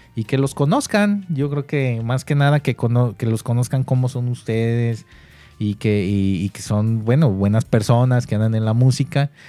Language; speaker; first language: Spanish; native; Spanish